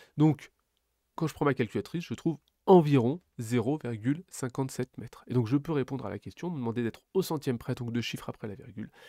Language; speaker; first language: French; native; French